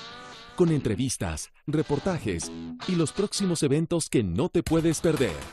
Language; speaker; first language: Spanish; native; Spanish